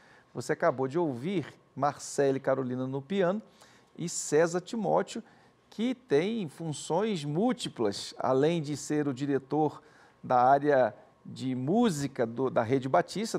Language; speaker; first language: Portuguese; native; Portuguese